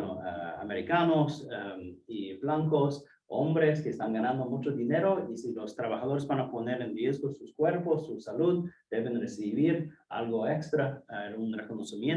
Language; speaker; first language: Spanish; non-native, fluent; English